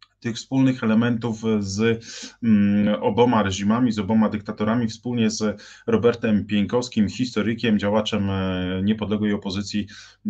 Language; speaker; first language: Polish; native; Polish